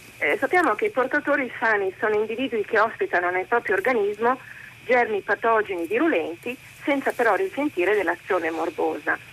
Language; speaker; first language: Italian; native; Italian